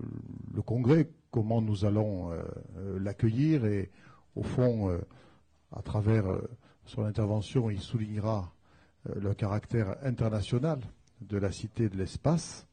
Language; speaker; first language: French; native; French